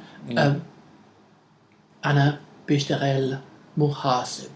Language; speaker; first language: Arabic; non-native, learner; English